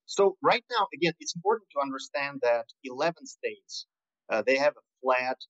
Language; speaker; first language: English; non-native, fluent; Russian